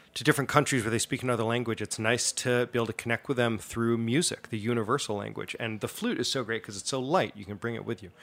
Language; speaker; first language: English; native; English